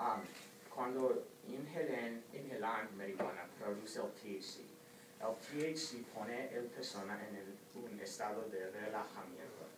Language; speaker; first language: Spanish; non-native, learner; English